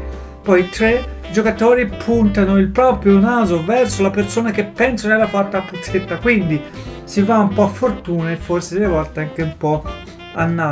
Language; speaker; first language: Italian; native; Italian